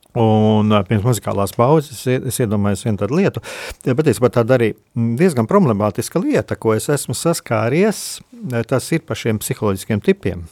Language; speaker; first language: Latvian; native; Latvian